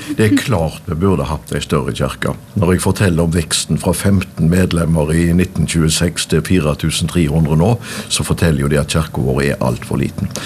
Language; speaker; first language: Norwegian; native; Norwegian